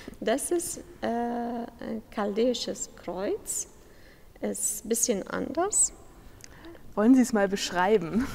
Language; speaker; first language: German; non-native, fluent; Syriac